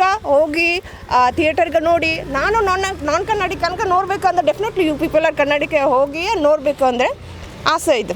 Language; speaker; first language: Kannada; non-native, local second language; Bangla